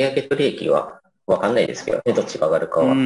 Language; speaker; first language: Japanese; native; Japanese